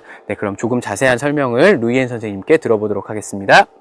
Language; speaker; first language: Korean; native; Korean